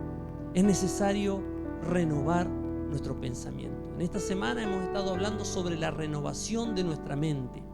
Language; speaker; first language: Spanish; native; Spanish